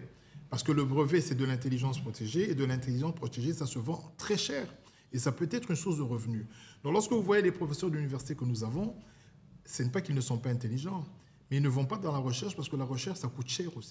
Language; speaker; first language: French; non-native, local second language; Lingala